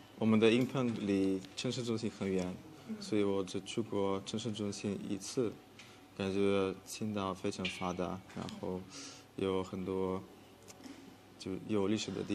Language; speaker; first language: Chinese; non-native, fluent; Russian